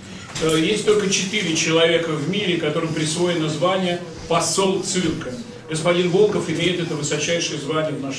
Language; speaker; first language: Russian; native; Russian